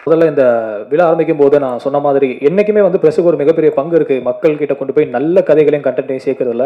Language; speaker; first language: Tamil; native; Tamil